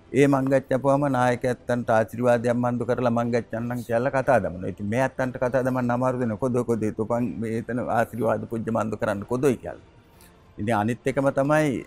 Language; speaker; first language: Sinhala; native; Sinhala